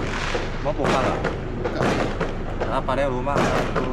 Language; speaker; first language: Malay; non-native, local second language; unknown